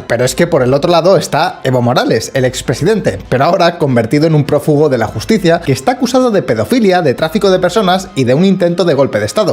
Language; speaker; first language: Spanish; native; Spanish